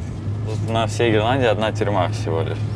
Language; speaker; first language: Russian; native; Russian